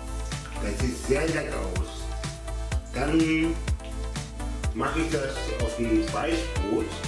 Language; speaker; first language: German; non-native, learner; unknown